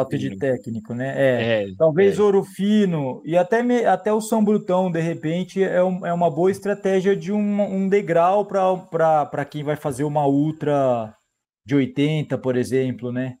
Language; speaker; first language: Portuguese; native; Portuguese